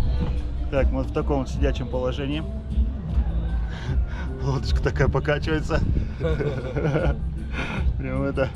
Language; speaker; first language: Russian; native; Russian